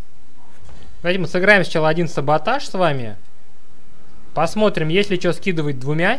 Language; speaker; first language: Russian; native; Russian